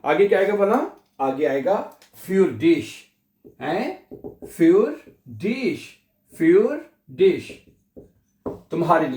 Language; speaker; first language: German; non-native, fluent; Urdu